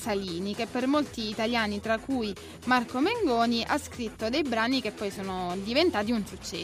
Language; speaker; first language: Italian; native; Italian